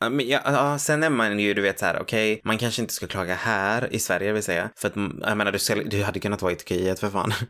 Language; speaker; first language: Swedish; early bilingual, other home language; Spanish